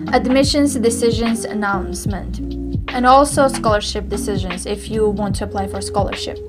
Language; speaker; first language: English; non-native, fluent; Tajik